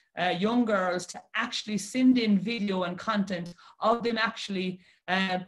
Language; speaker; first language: English; native; English